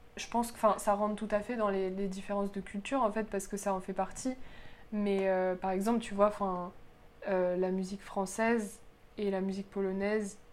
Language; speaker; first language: French; early bilingual, other home language; Polish